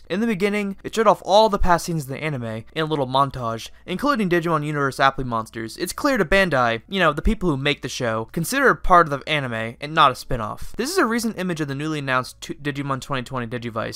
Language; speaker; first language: English; native; English